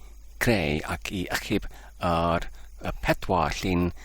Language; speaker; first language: Welsh; non-native, fluent; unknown